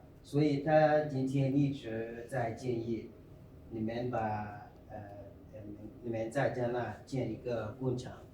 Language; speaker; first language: Chinese; non-native, fluent; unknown